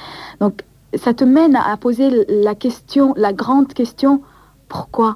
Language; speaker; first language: French; non-native, local second language; Arabic